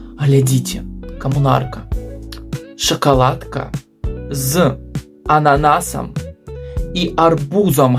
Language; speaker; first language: Belarusian; non-native, local second language; Russian